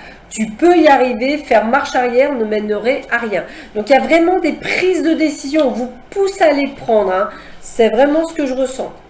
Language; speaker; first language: French; native; French